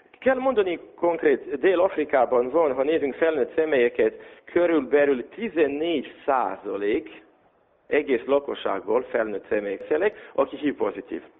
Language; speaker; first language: Hungarian; non-native, local second language; Serbian